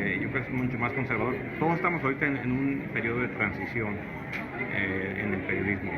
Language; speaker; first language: Spanish; early bilingual, heritage; Spanish